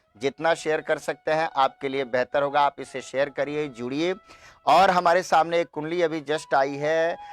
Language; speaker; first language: Hindi; native; Hindi